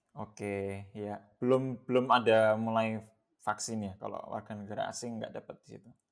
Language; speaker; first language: Indonesian; native; Indonesian